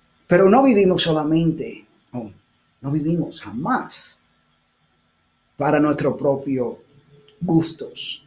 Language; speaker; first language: Spanish; early bilingual, heritage; Spanish